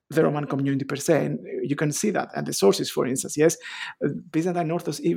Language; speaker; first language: English; non-native, fluent; Greek